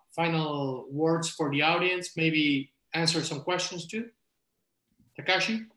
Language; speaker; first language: English; non-native, fluent; Spanish